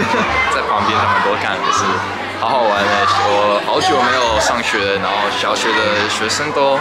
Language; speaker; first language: Chinese; early bilingual, heritage; English